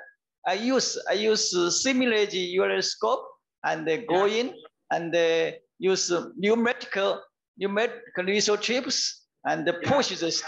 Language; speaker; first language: English; non-native, learner; Chinese